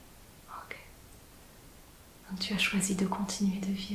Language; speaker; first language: French; native; French